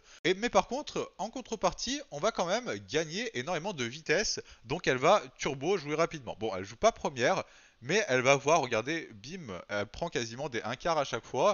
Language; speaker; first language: French; native; French